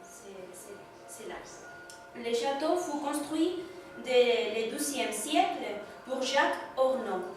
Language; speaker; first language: French; non-native, learner; Spanish